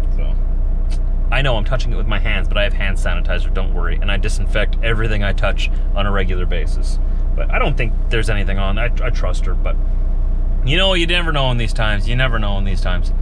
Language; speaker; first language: English; native; English